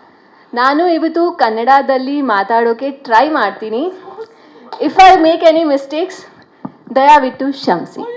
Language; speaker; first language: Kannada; non-native, learner; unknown